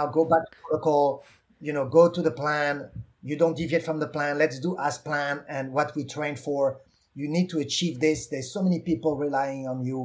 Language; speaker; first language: English; non-native, fluent; French